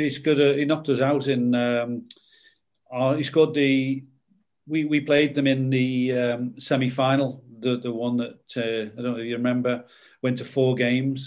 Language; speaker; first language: English; native; English